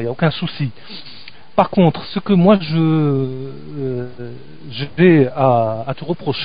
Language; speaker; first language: French; native; French